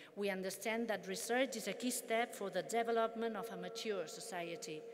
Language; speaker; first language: English; non-native, fluent; Catalan